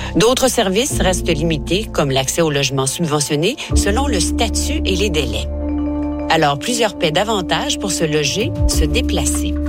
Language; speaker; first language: French; native; French